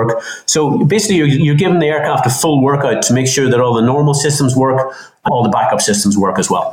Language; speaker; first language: English; native; English